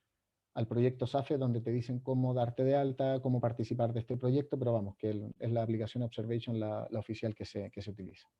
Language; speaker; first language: Spanish; native; Spanish